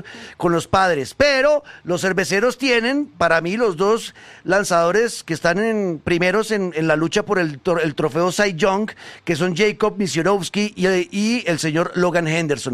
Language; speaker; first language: Spanish; native; Spanish